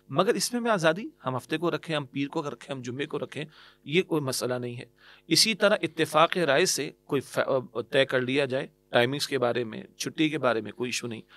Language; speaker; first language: Urdu; native; Urdu